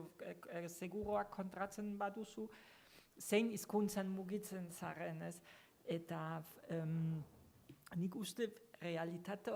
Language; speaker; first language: Basque; non-native, fluent; German